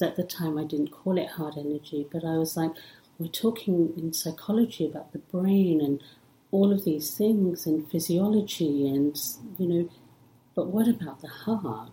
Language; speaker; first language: English; early bilingual, other home language; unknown